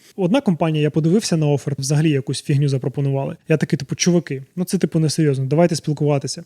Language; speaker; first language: Ukrainian; non-native, local second language; Russian